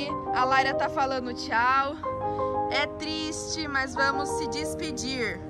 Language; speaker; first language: Portuguese; native; Portuguese